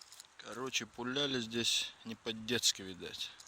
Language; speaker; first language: Russian; native; Russian